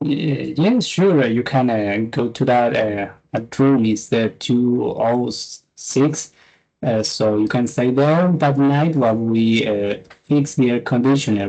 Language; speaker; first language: English; non-native, fluent; Spanish